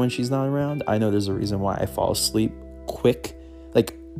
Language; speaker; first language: English; native; English